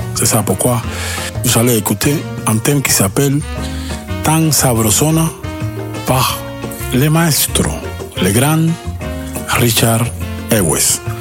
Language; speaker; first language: French; non-native, learner; Spanish